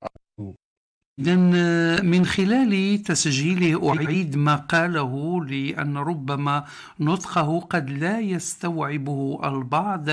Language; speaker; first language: Arabic; native; Arabic